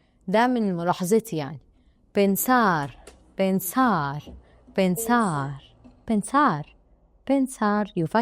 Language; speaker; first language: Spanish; non-native, learner; Arabic